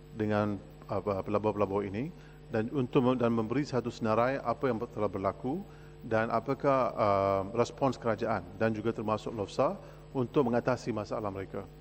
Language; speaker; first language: Malay; non-native, local second language; Tamil